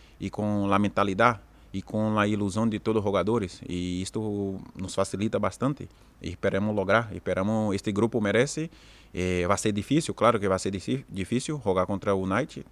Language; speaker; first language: Portuguese; native; Portuguese